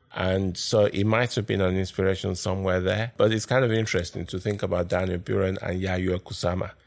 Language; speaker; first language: English; non-native, local second language; Yoruba